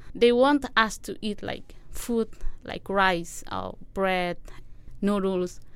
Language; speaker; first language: English; non-native, learner; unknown